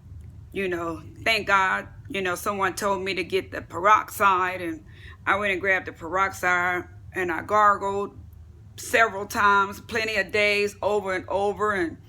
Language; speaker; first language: English; native; English